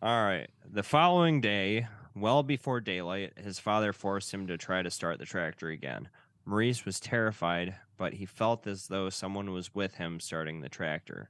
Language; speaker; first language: English; native; English